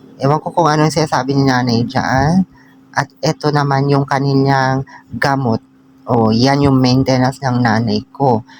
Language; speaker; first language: Filipino; non-native, local second language; Iloko